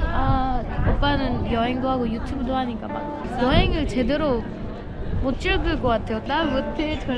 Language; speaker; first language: Korean; non-native, fluent; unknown